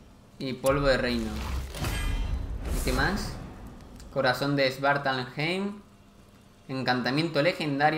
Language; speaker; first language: Spanish; native; Spanish